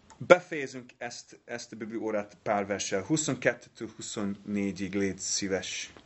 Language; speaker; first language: Hungarian; non-native, fluent; English